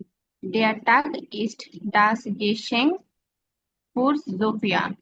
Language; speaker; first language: German; non-native, learner; Bangla